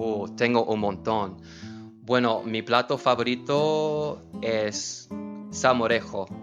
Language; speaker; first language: Spanish; non-native, fluent; English